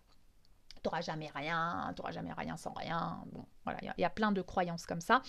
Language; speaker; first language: French; native; French